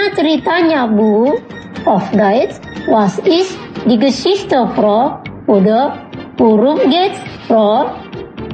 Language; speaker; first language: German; non-native, fluent; Indonesian